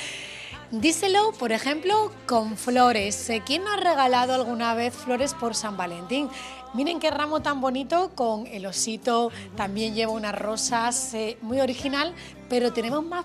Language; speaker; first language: Spanish; native; Spanish